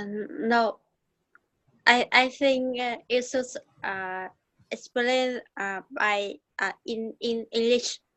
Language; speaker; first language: English; non-native, learner; Vietnamese